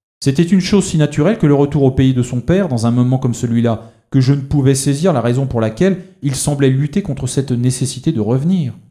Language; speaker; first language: French; native; French